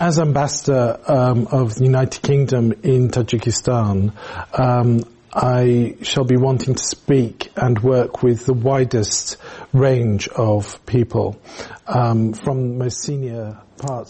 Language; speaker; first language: English; native; English